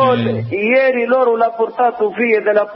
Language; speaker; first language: Italian; non-native, learner; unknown